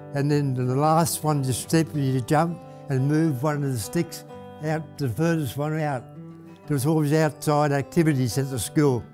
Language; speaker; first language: English; native; English